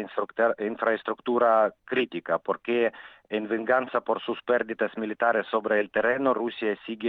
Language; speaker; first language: Spanish; non-native, fluent; Ukrainian